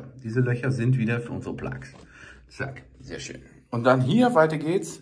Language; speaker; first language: German; native; German